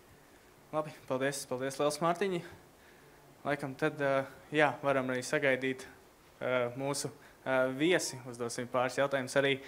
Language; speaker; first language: Latvian; native; Latvian